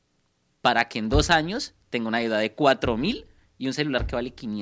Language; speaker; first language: Spanish; native; Spanish